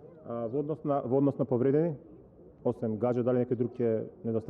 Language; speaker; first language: Macedonian; native; Macedonian